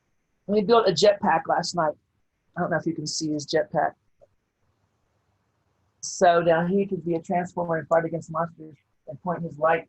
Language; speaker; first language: English; native; English